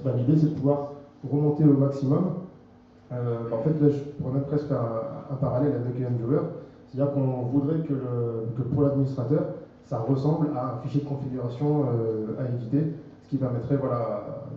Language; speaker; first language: French; native; French